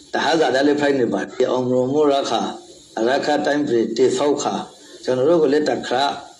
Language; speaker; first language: Burmese; non-native, local second language; Rohingya